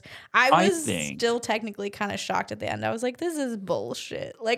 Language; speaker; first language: English; native; English